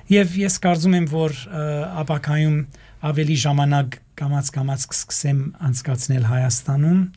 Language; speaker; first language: Armenian; early bilingual, heritage; Armenian